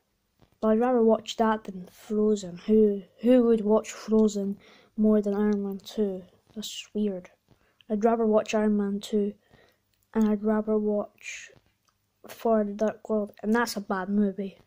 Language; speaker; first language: English; native; English